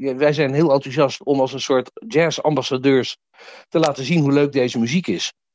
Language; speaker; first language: Dutch; native; Dutch